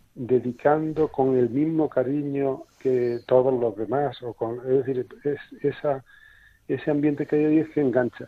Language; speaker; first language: Spanish; native; Spanish